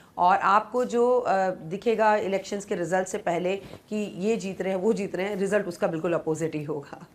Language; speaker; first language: Hindi; native; Hindi